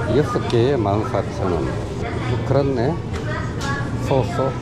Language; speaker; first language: Korean; native; Korean